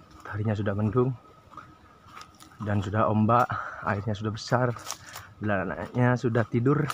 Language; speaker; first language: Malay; non-native, local second language; Javanese